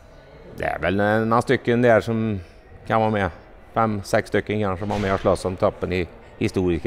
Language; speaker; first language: Swedish; native; Swedish